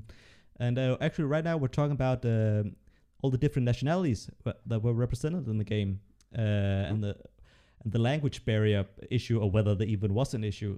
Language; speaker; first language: English; non-native, fluent; Danish